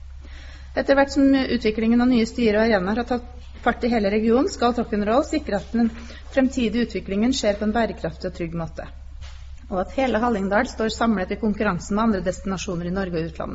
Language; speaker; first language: Norwegian; native; Norwegian